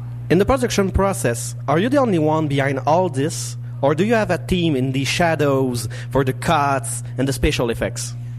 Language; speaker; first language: English; non-native, fluent; French